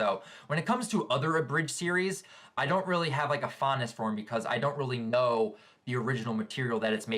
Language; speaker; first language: English; native; English